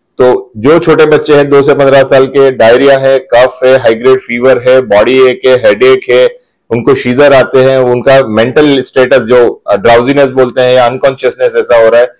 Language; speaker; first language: Hindi; non-native, local second language; Gujarati